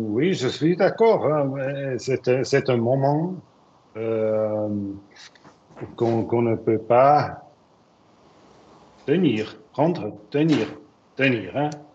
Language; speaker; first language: French; non-native, learner; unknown